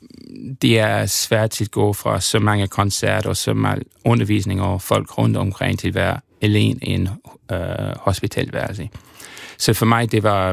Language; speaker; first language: Danish; non-native, fluent; English